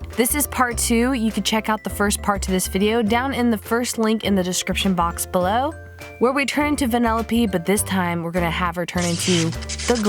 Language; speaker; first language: English; native; English